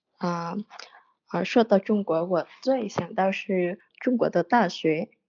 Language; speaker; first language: Chinese; non-native, learner; Vietnamese